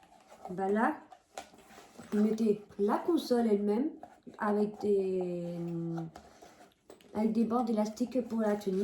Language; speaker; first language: French; native; French